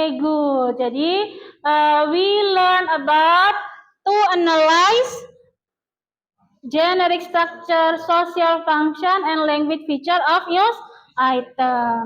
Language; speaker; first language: English; non-native, learner; Indonesian